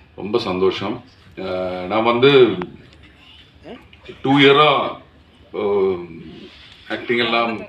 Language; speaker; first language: Tamil; non-native, learner; Malayalam